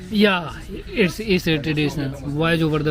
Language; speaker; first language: English; non-native, local second language; Hindi